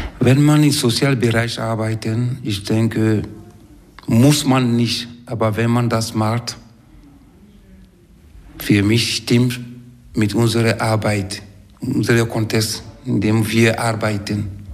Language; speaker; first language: German; non-native, fluent; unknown